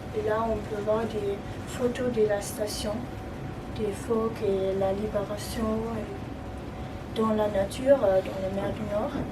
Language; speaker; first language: French; non-native, learner; German